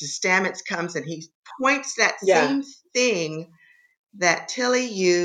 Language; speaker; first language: English; native; English